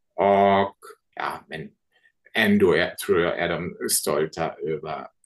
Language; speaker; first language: Swedish; non-native, fluent; German